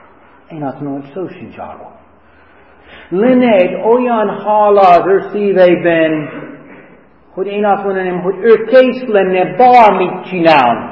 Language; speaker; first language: Hungarian; non-native, fluent; English